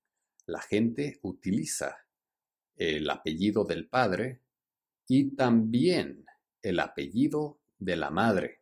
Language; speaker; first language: Spanish; early bilingual, heritage; Spanish